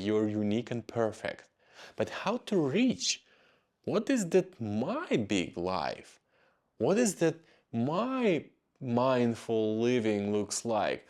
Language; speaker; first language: English; non-native, fluent; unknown